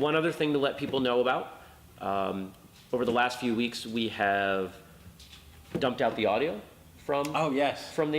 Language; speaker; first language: English; native; English